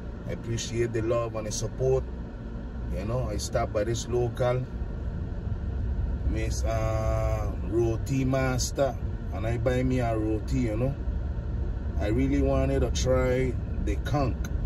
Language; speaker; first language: English; native; English